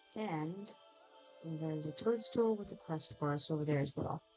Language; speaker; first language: English; native; English